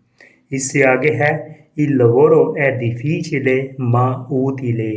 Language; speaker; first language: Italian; non-native, fluent; Urdu